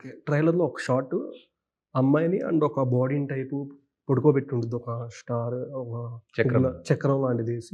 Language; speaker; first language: Telugu; native; Telugu